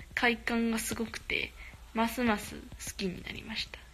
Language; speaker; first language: Japanese; early bilingual, other home language; Korean